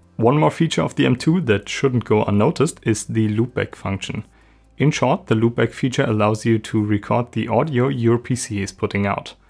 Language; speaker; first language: English; non-native, fluent; German